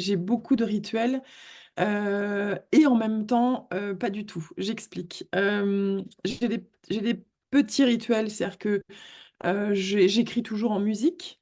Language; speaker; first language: French; native; French